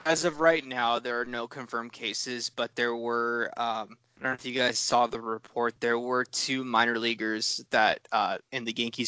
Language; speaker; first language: English; native; English